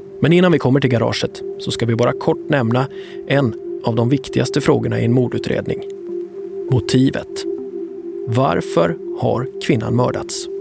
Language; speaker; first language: Swedish; native; Swedish